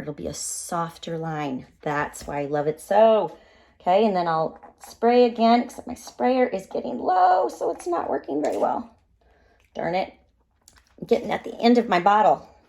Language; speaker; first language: English; native; English